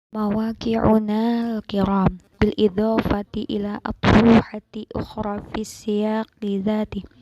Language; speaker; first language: Arabic; non-native, learner; Indonesian